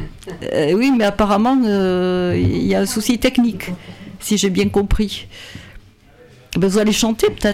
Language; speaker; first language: French; native; French